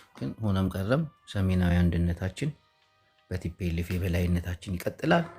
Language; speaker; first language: Amharic; non-native, local second language; Tigrinya